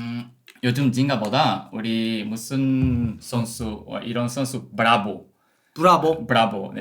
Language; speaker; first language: Korean; non-native, learner; Portuguese